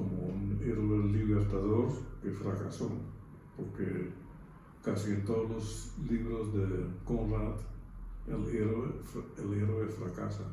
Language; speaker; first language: Spanish; non-native, fluent; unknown